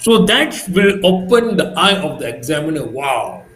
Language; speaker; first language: English; non-native, local second language; Malay